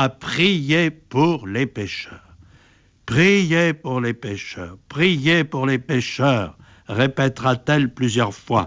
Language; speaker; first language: French; native; French